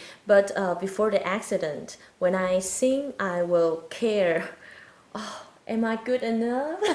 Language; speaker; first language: English; non-native, fluent; Chinese